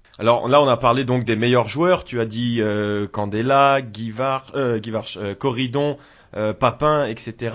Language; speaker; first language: French; native; French